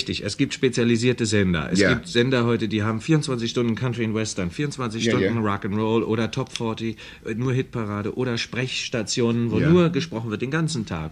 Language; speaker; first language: German; native; German